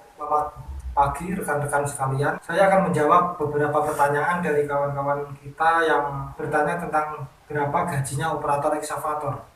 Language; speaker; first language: Indonesian; native; Indonesian